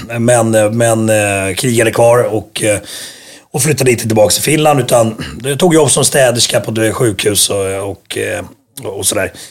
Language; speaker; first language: Swedish; early bilingual, other home language; Finnish